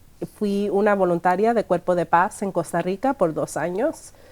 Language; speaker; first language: Spanish; early bilingual, heritage; Spanish